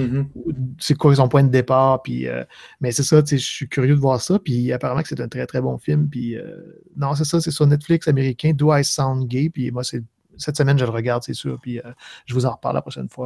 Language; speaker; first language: French; native; French